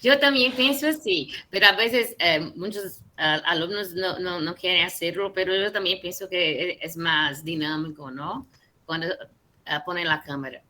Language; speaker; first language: Spanish; non-native, fluent; Portuguese